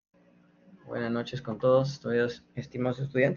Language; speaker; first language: Spanish; native; Spanish